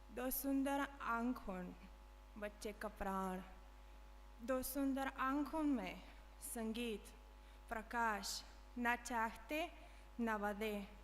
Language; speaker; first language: Hindi; non-native, learner; Bulgarian